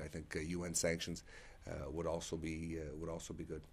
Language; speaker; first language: English; native; English